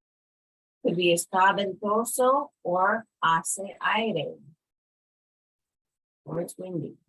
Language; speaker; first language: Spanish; non-native, fluent; English